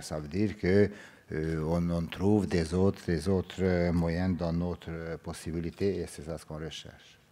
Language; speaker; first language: French; non-native, fluent; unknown